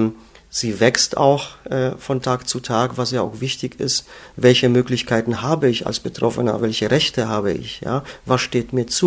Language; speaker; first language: German; native; German